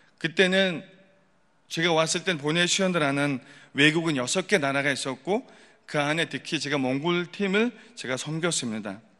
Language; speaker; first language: Korean; non-native, fluent; Mongolian